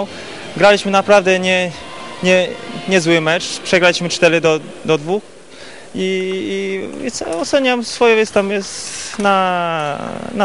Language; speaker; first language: Polish; non-native, fluent; Chinese